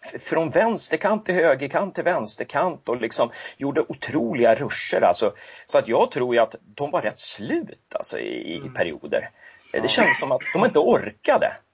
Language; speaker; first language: Swedish; native; Swedish